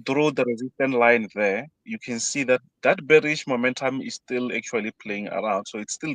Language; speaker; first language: English; non-native, fluent; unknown